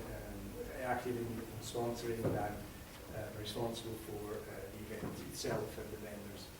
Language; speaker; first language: English; non-native, fluent; Swiss German